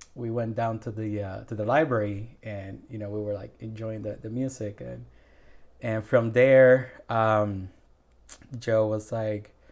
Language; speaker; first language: English; non-native, fluent; Spanish